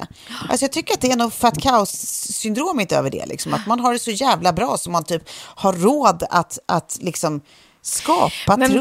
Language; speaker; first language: Swedish; native; Swedish